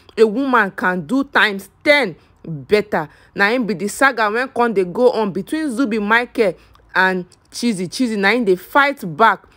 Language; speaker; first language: Nigerian Pidgin; native; Nigerian Pidgin